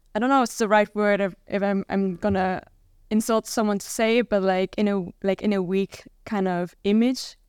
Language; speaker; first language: English; non-native, fluent; Dutch